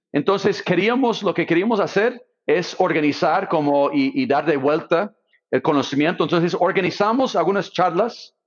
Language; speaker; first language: Spanish; non-native, fluent; English